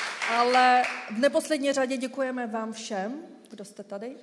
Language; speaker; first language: Czech; native; Czech